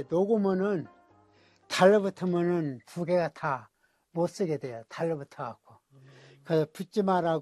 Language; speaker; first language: Korean; native; Korean